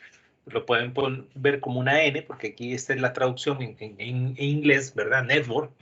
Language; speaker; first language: Spanish; native; Spanish